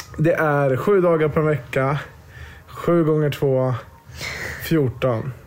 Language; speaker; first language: Swedish; early bilingual, other home language; Croatian